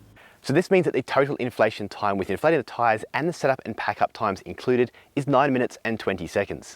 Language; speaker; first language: English; native; English